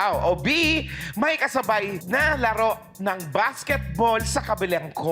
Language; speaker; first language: Filipino; native; Filipino